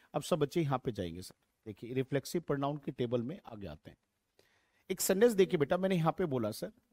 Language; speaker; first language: Hindi; native; Hindi